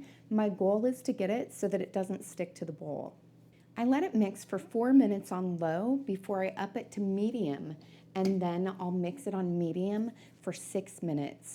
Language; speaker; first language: English; native; English